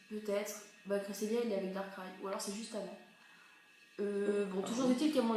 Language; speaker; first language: French; native; French